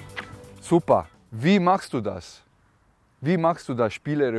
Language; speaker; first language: German; non-native, learner; Hungarian